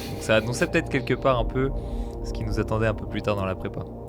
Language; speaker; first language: French; native; French